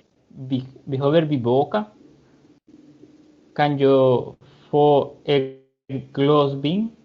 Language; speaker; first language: Swedish; non-native, learner; Spanish